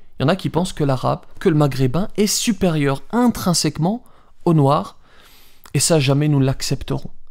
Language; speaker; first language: French; early bilingual, other home language; Riffian